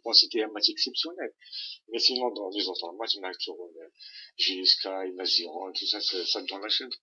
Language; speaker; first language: French; non-native, local second language; Arabic